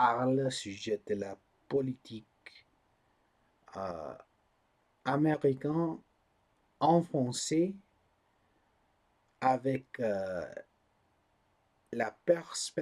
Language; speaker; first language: French; non-native, learner; English